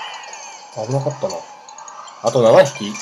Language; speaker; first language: Japanese; native; Japanese